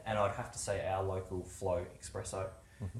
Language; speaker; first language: English; native; English